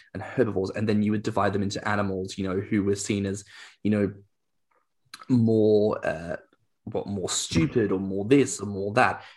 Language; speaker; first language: English; native; English